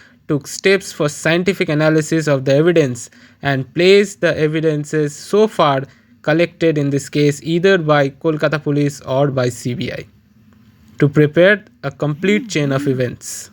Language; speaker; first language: English; non-native, local second language; Bangla